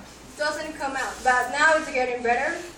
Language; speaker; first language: English; non-native, fluent; Spanish